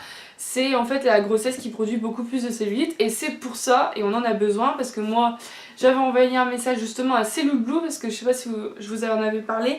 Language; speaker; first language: French; native; French